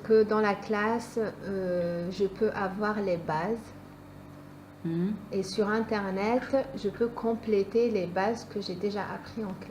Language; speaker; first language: French; native; French